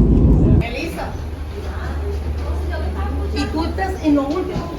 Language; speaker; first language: Spanish; native; Spanish